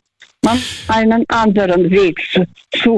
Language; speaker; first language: German; non-native, fluent; Russian